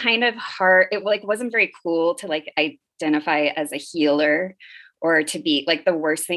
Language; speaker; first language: English; native; English